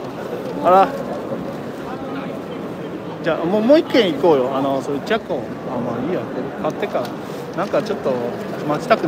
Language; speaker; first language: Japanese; non-native, fluent; Chinese